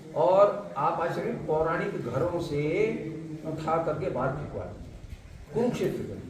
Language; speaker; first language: Hindi; native; Hindi